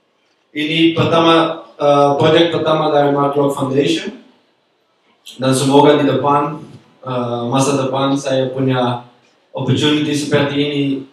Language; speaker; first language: Indonesian; non-native, learner; Dutch